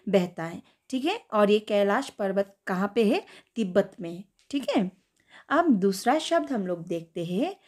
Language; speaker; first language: Hindi; native; Hindi